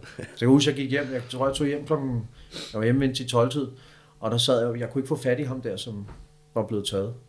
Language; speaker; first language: Danish; native; Danish